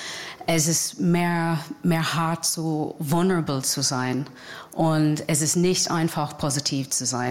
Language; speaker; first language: German; non-native, fluent; English